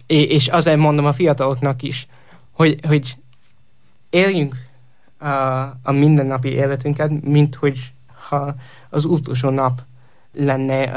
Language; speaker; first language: Hungarian; non-native, fluent; English